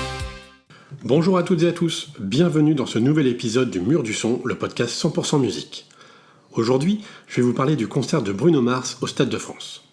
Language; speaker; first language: French; native; French